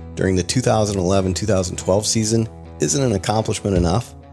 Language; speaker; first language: English; native; English